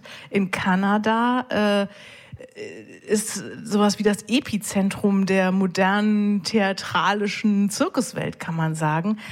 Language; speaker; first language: German; native; German